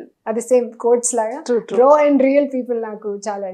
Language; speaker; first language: Telugu; non-native, fluent; Hindi